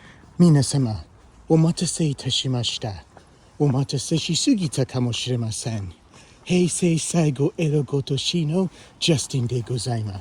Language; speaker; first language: Japanese; non-native, fluent; English